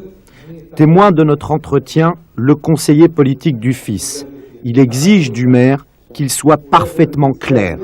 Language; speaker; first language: French; native; French